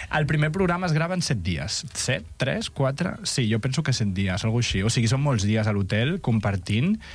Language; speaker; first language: Catalan; non-native, local second language; Spanish